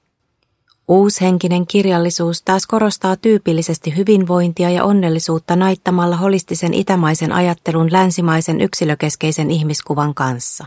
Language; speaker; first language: Finnish; native; Finnish